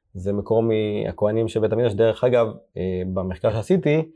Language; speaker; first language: Hebrew; early bilingual, other home language; Amharic